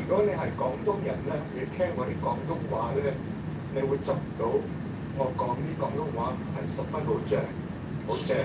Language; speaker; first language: Cantonese; early bilingual, heritage; Cantonese